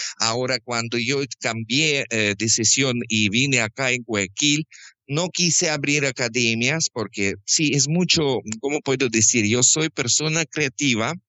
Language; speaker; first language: Spanish; non-native, fluent; Russian